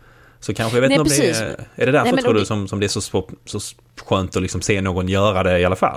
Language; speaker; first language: Swedish; native; Swedish